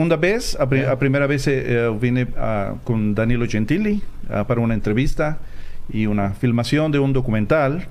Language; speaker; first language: Portuguese; non-native, learner; Spanish